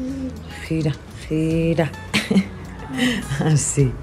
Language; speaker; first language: Spanish; native; Spanish